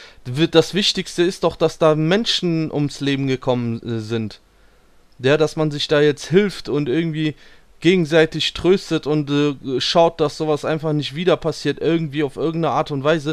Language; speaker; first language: German; native; German